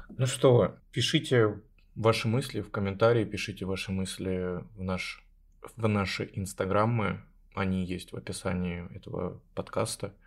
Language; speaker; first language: Russian; native; Russian